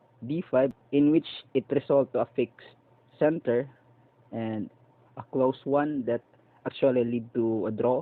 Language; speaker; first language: English; non-native, local second language; Filipino